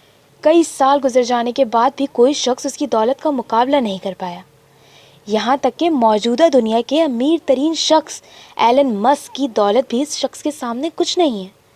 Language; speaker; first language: Urdu; native; Urdu